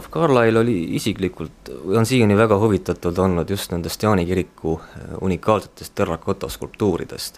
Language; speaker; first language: Estonian; native; Estonian